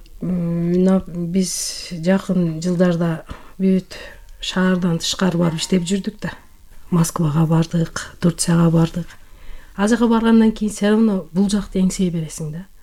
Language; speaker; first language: Kyrgyz; non-native, local second language; Turkish